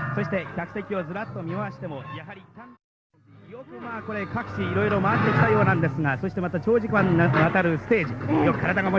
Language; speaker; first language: Japanese; native; Japanese